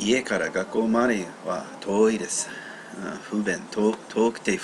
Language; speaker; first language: Japanese; non-native, learner; English